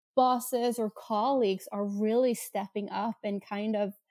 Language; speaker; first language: English; non-native, fluent; Norwegian